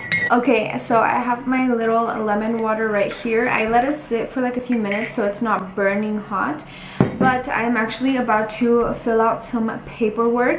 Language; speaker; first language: English; early bilingual, other home language; Spanish